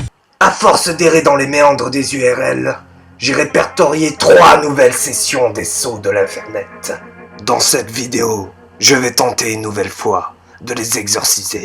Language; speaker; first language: French; native; French